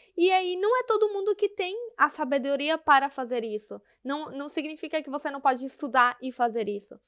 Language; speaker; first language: Portuguese; native; Portuguese